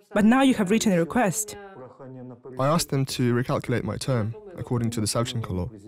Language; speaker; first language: English; non-native, fluent; Ukrainian